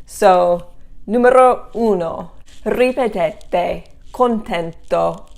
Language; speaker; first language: Italian; non-native, fluent; English